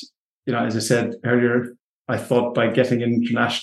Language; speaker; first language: English; native; English